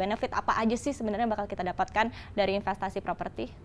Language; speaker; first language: Indonesian; native; Indonesian